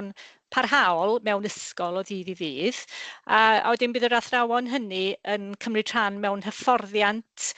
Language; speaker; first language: Welsh; native; Welsh